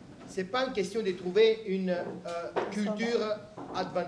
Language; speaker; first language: French; native; French